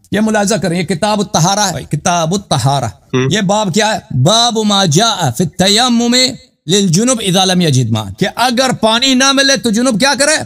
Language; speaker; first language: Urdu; non-native, local second language; Punjabi